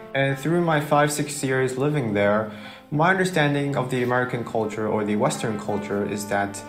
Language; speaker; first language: English; early bilingual, other home language; Japanese